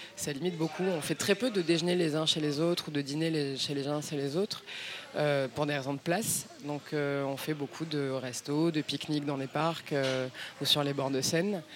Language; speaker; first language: French; native; French